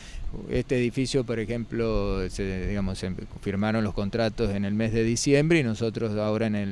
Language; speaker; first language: Spanish; native; Spanish